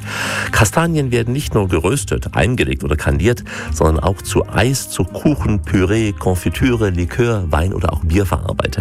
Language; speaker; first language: German; native; German